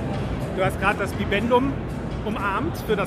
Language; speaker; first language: German; native; German